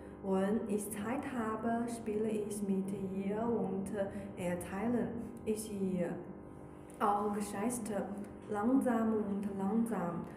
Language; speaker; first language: German; non-native, learner; Chinese